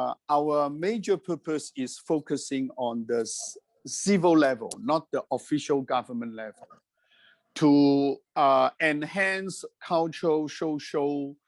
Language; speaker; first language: English; non-native, fluent; Cantonese